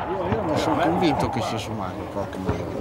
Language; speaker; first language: Italian; native; Italian